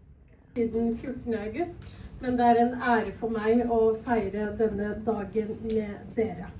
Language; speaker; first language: Norwegian; early bilingual, other home language; Urdu